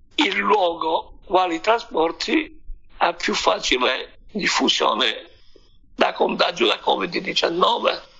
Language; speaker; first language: Italian; native; Italian